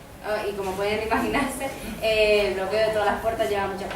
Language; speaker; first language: Spanish; native; Spanish